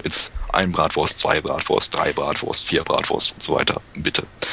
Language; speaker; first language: German; native; German